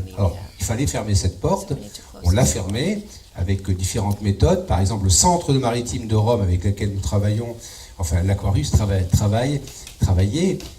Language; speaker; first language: French; native; French